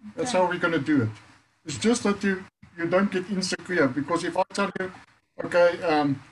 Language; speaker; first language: English; non-native, local second language; Afrikaans